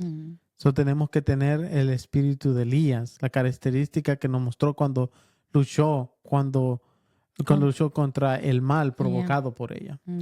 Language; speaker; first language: Spanish; early bilingual, heritage; Spanish